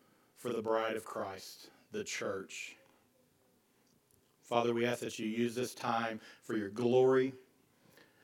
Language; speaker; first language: English; native; English